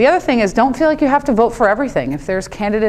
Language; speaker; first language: English; native; English